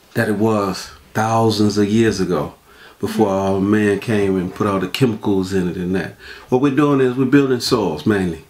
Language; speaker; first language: English; native; English